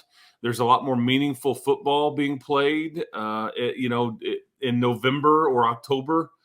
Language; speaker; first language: English; native; English